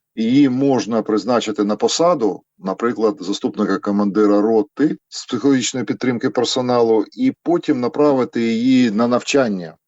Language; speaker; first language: Ukrainian; native; Ukrainian